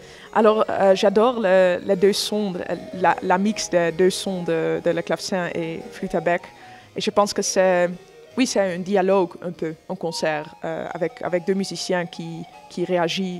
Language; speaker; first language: French; non-native, fluent; Dutch